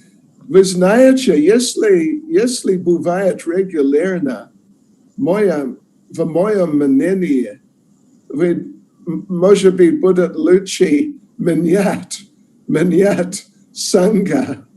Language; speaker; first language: Russian; non-native, learner; English